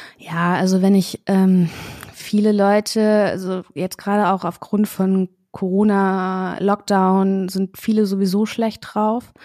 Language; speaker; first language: German; native; German